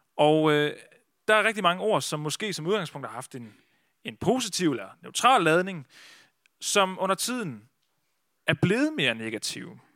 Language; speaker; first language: Danish; native; Danish